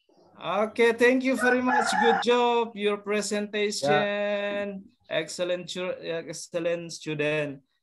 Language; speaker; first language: English; non-native, learner; Indonesian